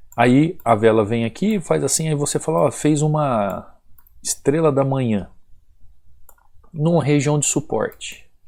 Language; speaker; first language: Portuguese; native; Portuguese